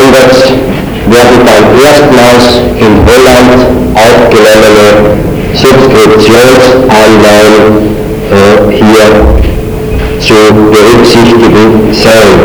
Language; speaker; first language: German; native; German